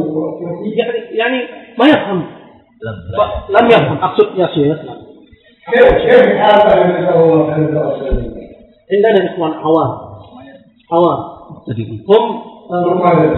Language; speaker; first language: Arabic; non-native, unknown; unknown